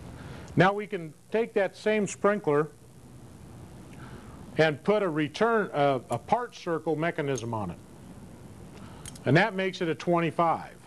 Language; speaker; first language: English; native; English